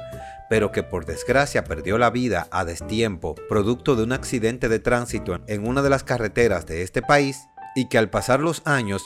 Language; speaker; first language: Spanish; native; Spanish